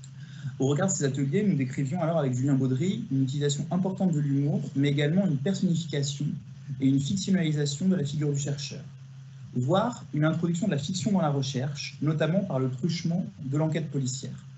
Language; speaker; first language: French; native; French